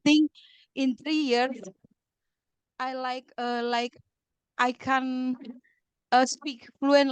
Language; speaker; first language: English; non-native, learner; Indonesian